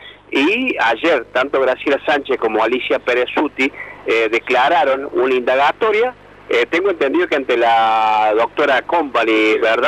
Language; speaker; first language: Spanish; native; Spanish